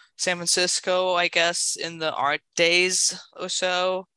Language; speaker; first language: English; non-native, fluent; German